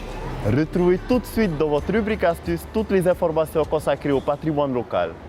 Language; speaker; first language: French; native; French